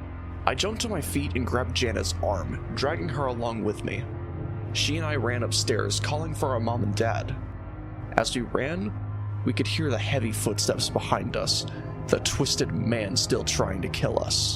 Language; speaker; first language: English; native; English